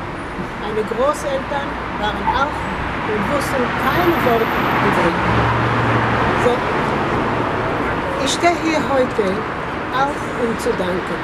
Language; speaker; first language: German; early bilingual, heritage; Hebrew